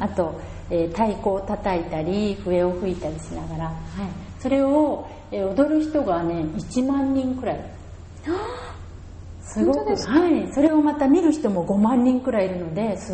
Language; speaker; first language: Japanese; native; Japanese